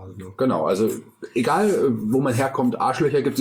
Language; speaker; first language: German; native; German